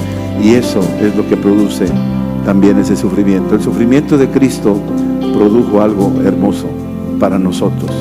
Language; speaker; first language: Spanish; native; Spanish